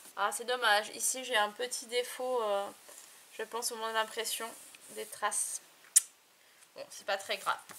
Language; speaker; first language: French; native; French